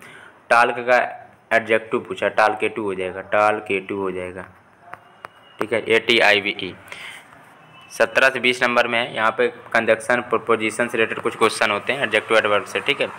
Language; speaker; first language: Hindi; native; Hindi